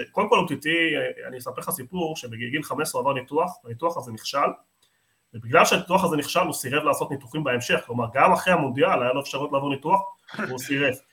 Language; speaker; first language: Hebrew; non-native, fluent; Spanish